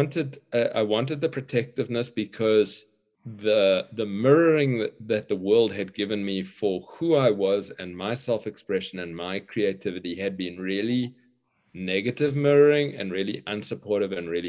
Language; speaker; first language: English; native; English